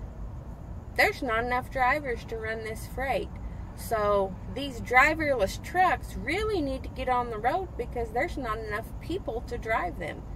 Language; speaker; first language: English; native; English